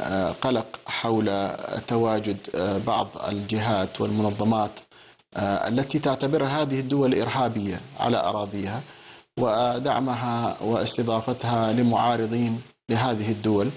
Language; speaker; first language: Arabic; native; Arabic